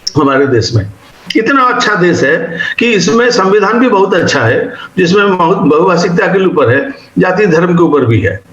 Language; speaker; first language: Hindi; non-native, local second language; Odia